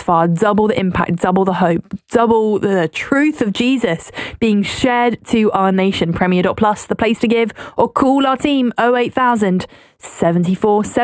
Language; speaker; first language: English; native; English